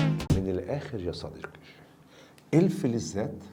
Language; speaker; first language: Arabic; native; Arabic